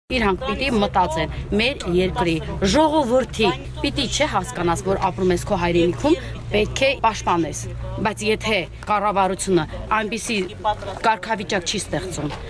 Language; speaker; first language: Armenian; native; Armenian